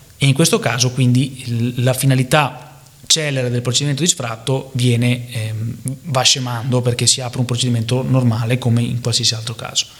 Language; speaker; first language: Italian; native; Italian